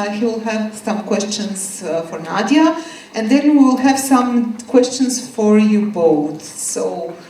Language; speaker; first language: English; non-native, fluent; Macedonian